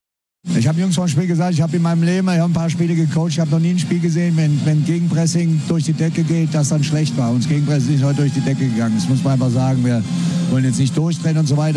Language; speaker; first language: German; native; German